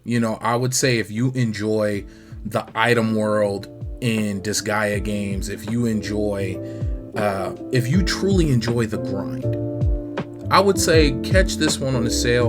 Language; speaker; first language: English; native; English